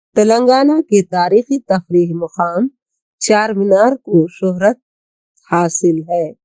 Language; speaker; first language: Urdu; native; Urdu